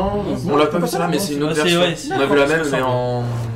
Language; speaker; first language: French; native; French